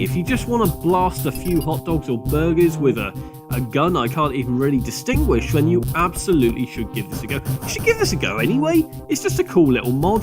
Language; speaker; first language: English; native; English